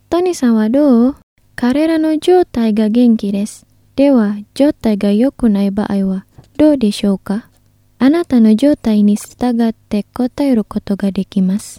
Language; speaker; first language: Japanese; non-native, fluent; Indonesian